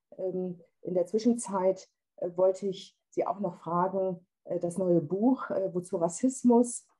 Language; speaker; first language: German; native; German